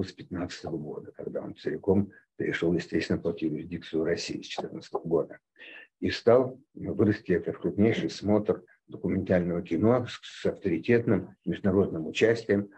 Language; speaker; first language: Russian; native; Russian